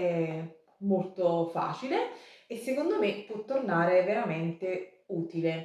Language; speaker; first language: Italian; native; Italian